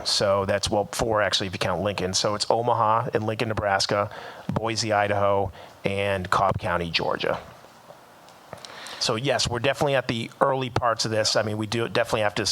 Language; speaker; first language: English; native; English